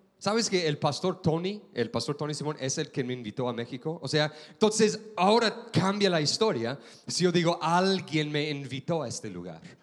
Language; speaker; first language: Spanish; non-native, fluent; English